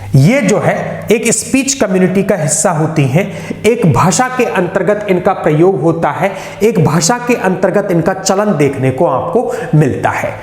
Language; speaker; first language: Hindi; native; Hindi